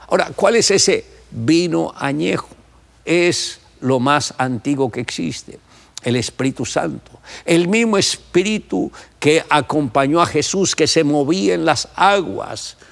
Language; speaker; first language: Spanish; native; Spanish